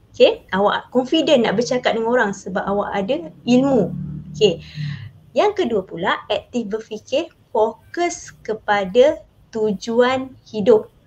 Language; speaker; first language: Malay; native; Malay